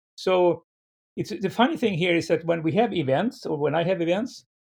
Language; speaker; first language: English; non-native, fluent; Swedish